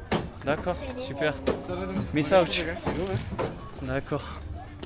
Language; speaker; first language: French; native; French